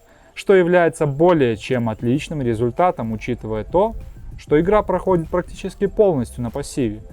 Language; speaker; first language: Russian; native; Russian